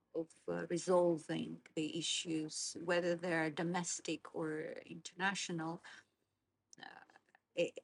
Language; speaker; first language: English; non-native, fluent; Azerbaijani